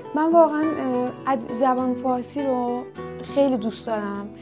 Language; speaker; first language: Persian; non-native, fluent; Turkish